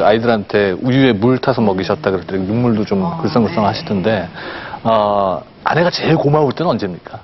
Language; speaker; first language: Korean; native; Korean